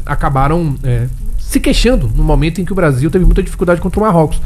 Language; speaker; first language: Portuguese; native; Portuguese